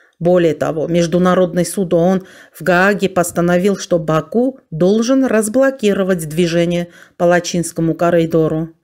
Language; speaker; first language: Russian; non-native, fluent; Armenian